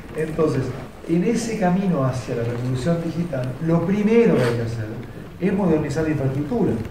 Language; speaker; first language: Spanish; native; Spanish